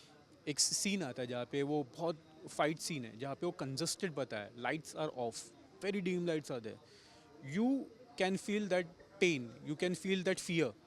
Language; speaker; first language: Hindi; native; Hindi